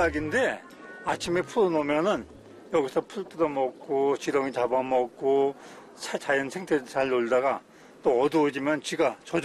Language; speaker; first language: Korean; native; Korean